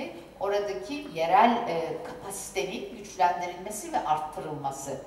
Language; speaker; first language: Turkish; native; Turkish